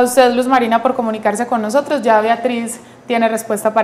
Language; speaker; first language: Spanish; native; Spanish